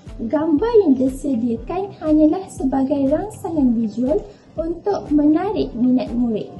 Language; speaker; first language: Malay; native; Malay